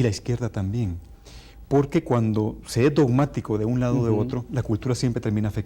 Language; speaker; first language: Spanish; native; Spanish